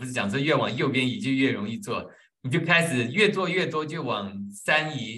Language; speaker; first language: Chinese; native; Chinese